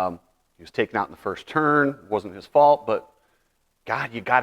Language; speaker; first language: English; native; English